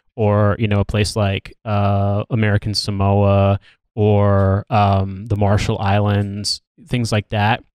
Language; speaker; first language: English; native; English